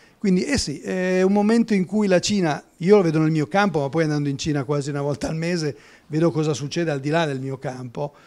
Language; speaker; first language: Italian; native; Italian